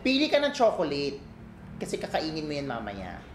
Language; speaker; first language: Filipino; native; Filipino